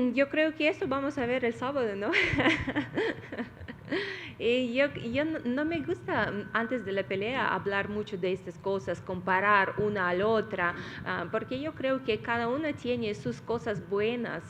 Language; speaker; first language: Spanish; non-native, fluent; Russian